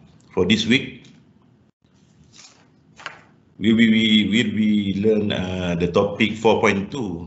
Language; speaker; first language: English; non-native, local second language; Malay